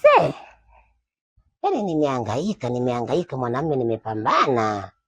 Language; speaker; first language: Swahili; native; Swahili